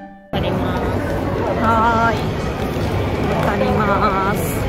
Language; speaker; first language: Japanese; non-native, fluent; Korean